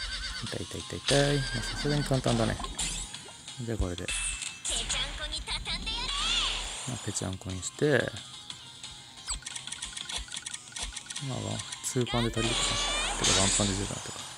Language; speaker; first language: Japanese; native; Japanese